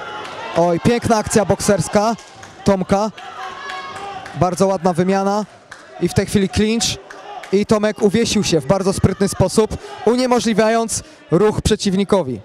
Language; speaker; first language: Polish; native; Polish